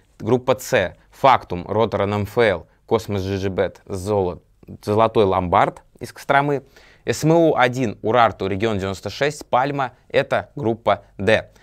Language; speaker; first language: Russian; native; Russian